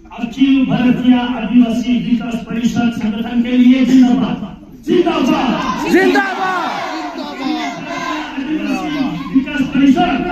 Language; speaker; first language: Hindi; non-native, local second language; Thado Chin